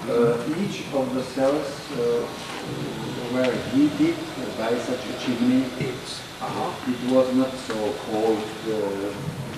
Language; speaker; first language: English; non-native, fluent; Czech